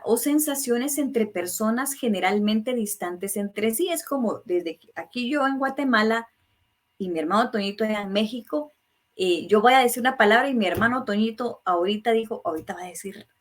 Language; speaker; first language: Spanish; native; Spanish